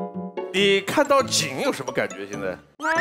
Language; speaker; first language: Chinese; native; Chinese